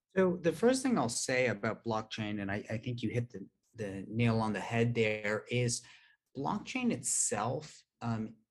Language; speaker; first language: English; native; English